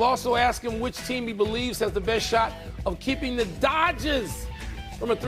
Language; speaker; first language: English; native; English